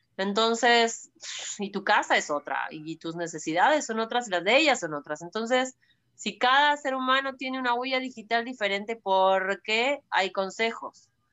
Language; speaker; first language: Spanish; native; Spanish